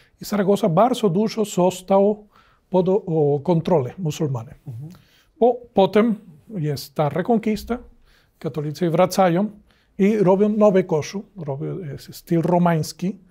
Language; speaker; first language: Polish; non-native, learner; Spanish